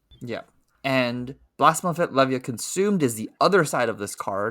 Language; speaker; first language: English; native; English